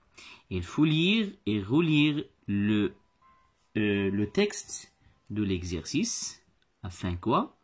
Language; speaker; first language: French; non-native, local second language; Arabic